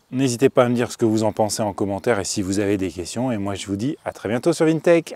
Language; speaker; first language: French; native; French